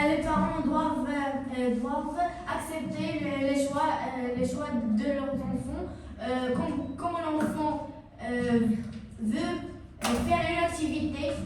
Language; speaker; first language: French; non-native, learner; Arabic